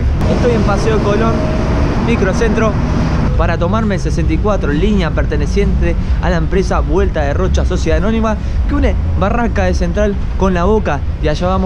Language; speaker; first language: Spanish; native; Spanish